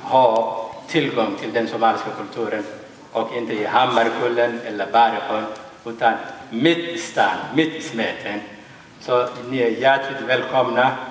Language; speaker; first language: Swedish; early bilingual, other home language; Somali